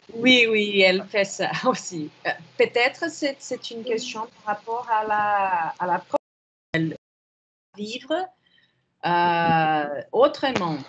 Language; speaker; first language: French; non-native, fluent; Portuguese